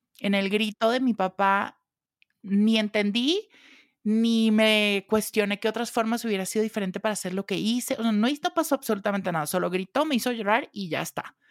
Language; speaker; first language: Spanish; native; Spanish